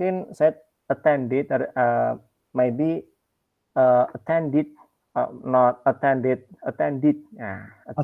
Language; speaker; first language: English; non-native, learner; Indonesian